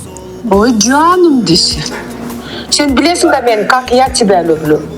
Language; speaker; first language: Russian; non-native, local second language; Kazakh